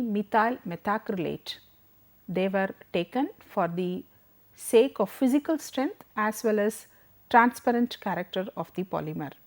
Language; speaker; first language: English; non-native, local second language; Tamil